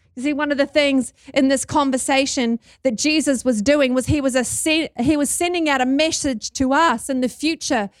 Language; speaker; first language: English; native; English